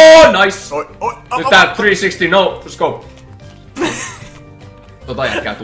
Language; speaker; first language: Finnish; native; Finnish